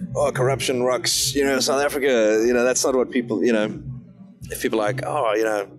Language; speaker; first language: English; native; English